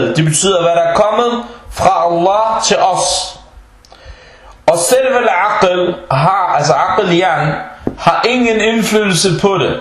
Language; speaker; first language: Danish; early bilingual, other home language; Arabic